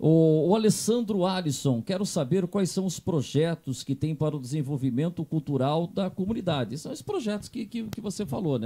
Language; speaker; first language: Portuguese; native; Portuguese